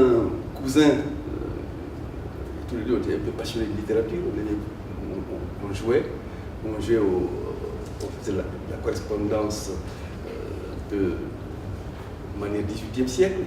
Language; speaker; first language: French; non-native, local second language; Fula